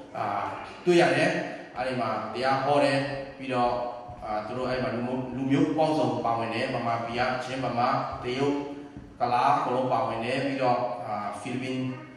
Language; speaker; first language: Burmese; non-native, local second language; Tedim Chin